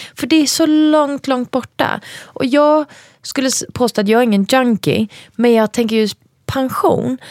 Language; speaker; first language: Swedish; early bilingual, other home language; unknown